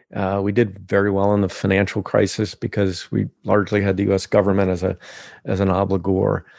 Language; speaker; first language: English; native; English